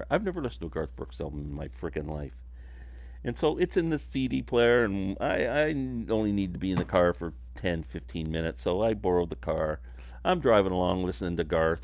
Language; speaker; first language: English; native; English